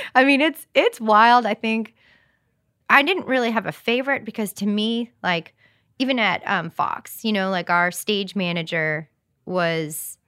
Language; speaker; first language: English; native; English